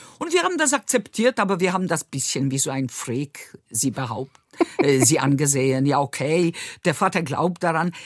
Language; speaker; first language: German; non-native, fluent; Polish